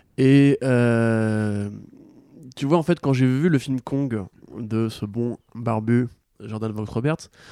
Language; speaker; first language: French; native; French